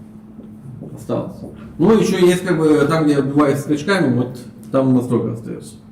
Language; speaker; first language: Russian; native; Russian